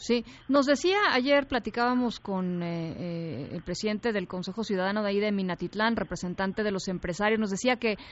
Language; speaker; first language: Spanish; native; Spanish